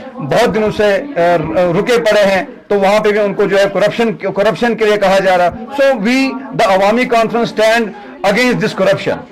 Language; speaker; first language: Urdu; non-native, local second language; Kashmiri